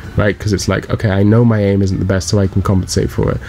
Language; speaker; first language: English; native; English